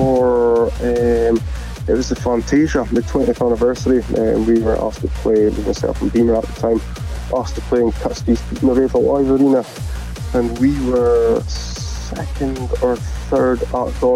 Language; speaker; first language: English; native; English